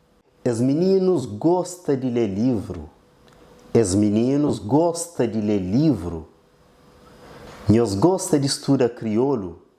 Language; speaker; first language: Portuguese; non-native, local second language; Kabuverdianu